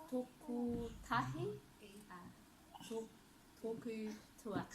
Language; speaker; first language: Māori; non-native, learner; English